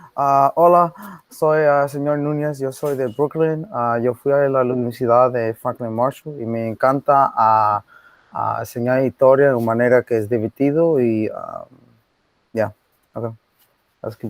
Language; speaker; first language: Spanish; non-native, learner; English